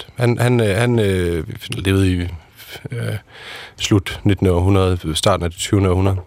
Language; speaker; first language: Danish; native; Danish